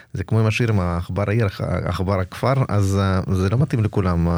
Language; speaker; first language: Hebrew; non-native, fluent; Russian